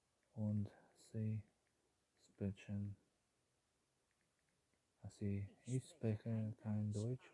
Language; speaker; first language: German; non-native, learner; English